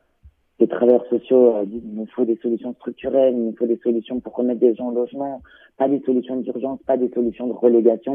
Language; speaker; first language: French; native; French